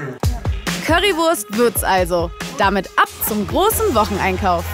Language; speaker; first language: German; native; German